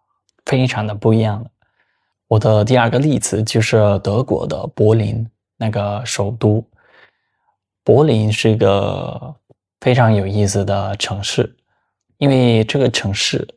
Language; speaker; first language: Chinese; non-native, fluent; Spanish